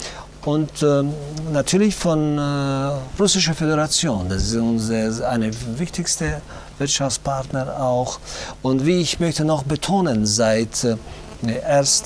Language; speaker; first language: German; non-native, fluent; Tajik